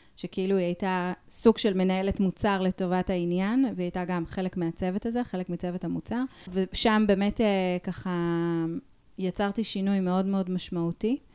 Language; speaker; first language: Hebrew; native; Hebrew